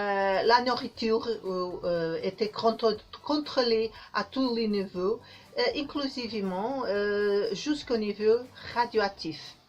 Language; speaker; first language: French; non-native, learner; Portuguese